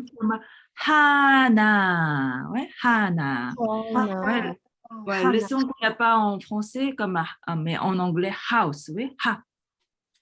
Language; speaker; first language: French; non-native, fluent; Korean